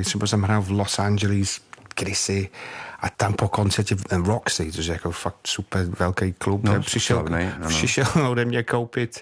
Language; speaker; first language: Czech; non-native, fluent; English